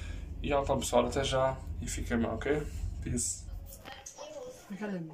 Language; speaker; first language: Portuguese; early bilingual, heritage; Portuguese